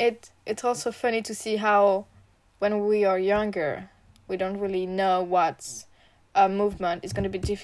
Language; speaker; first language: English; non-native, learner; French